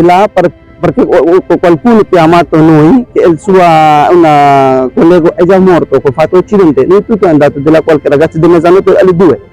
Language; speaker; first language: Italian; non-native, learner; Urdu